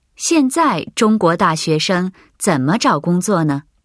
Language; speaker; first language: Chinese; non-native, learner; Japanese